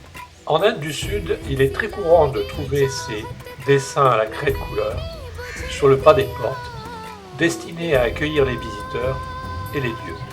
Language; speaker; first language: French; native; French